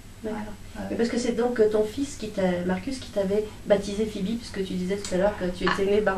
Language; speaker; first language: French; native; French